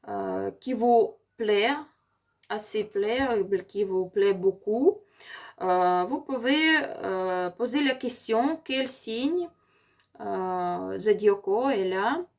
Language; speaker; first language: French; non-native, learner; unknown